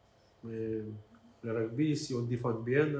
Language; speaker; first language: French; non-native, learner; Fijian